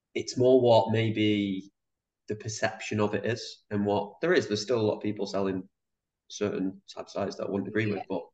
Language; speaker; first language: English; native; English